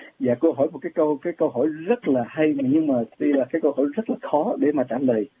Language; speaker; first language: Vietnamese; native; Vietnamese